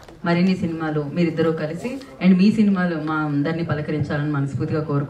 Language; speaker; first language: Telugu; native; Telugu